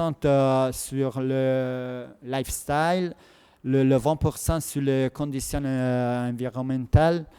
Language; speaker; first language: French; non-native, fluent; Italian